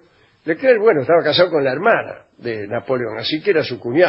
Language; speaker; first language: Spanish; native; Spanish